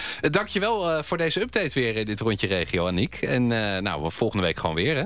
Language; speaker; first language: Dutch; native; Dutch